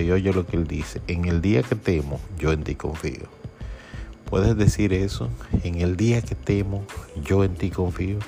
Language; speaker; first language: Spanish; native; Spanish